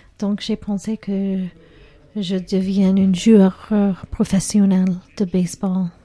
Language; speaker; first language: French; non-native, learner; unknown